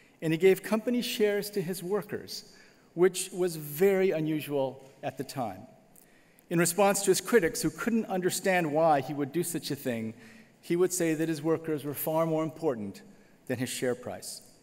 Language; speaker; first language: English; native; English